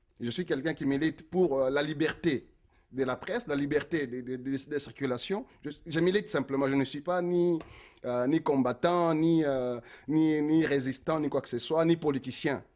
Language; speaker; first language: French; non-native, local second language; Lingala